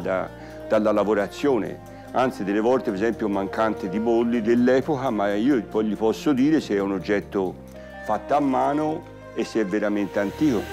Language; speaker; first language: Italian; native; Italian